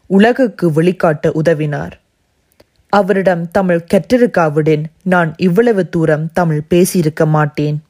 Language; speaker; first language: Tamil; early bilingual, heritage; Tamil